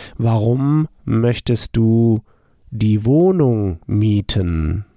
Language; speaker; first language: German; non-native, fluent; English